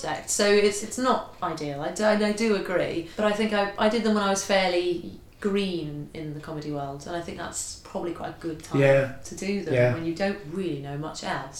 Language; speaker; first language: English; native; English